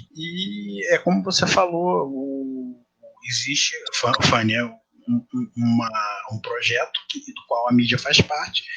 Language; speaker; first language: Portuguese; native; Portuguese